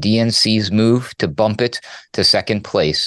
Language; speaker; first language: English; native; English